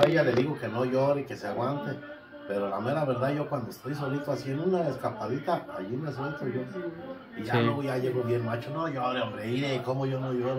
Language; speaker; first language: Spanish; native; Spanish